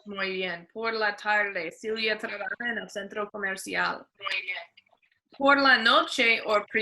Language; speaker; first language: Spanish; non-native, fluent; English